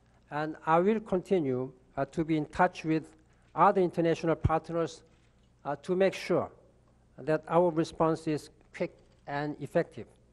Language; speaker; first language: English; non-native, fluent; Korean